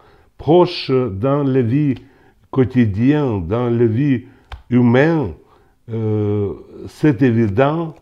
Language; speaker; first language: French; non-native, local second language; Ukrainian